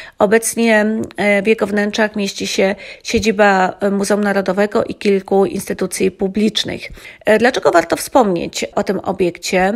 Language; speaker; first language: Polish; native; Polish